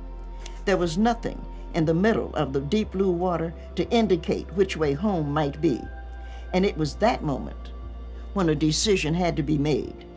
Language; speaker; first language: English; native; English